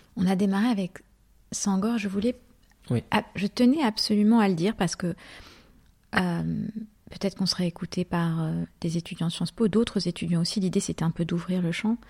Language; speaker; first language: French; native; French